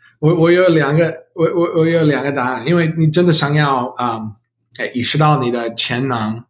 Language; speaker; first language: Chinese; non-native, learner; English